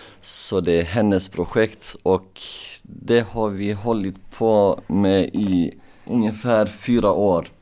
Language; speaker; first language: Swedish; non-native, local second language; Bosnian